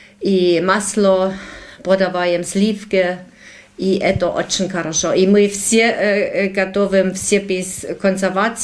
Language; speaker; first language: Russian; non-native, learner; German